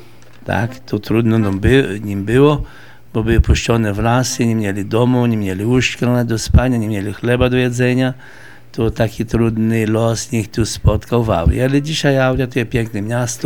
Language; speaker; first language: Polish; early bilingual, heritage; Polish